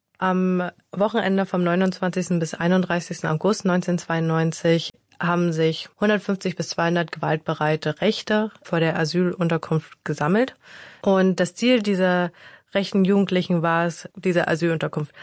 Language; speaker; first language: German; early bilingual, other home language; Vietnamese